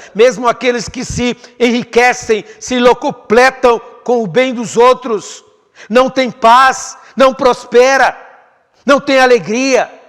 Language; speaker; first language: Portuguese; native; Portuguese